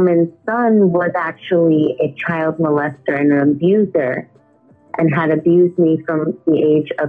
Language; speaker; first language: English; native; English